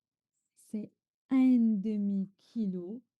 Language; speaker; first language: French; non-native, fluent; Chinese